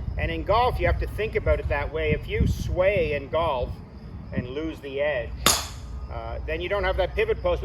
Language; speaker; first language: English; native; English